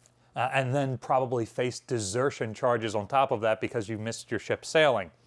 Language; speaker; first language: English; native; English